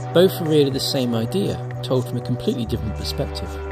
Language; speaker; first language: English; native; English